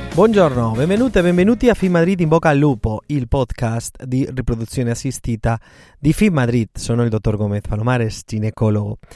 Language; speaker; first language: Italian; non-native, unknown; Spanish